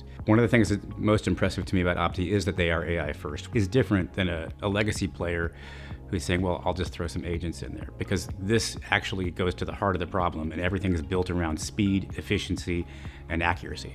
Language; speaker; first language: English; native; English